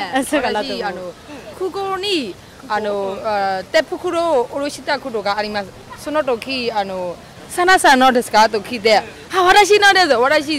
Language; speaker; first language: Japanese; non-native, learner; Burmese